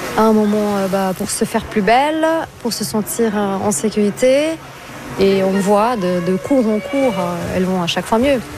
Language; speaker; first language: French; non-native, fluent; Portuguese